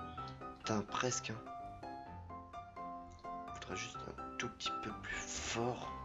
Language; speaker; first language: French; native; French